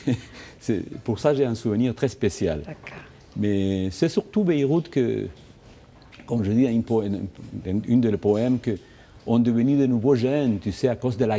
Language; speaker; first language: French; non-native, fluent; Spanish